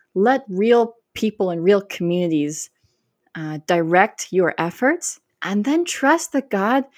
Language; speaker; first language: English; native; English